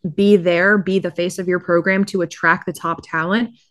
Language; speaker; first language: English; native; English